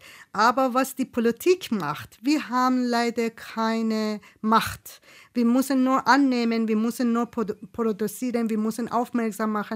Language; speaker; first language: German; non-native, fluent; Persian